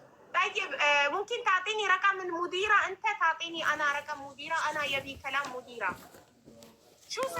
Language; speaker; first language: Arabic; non-native, learner; Amharic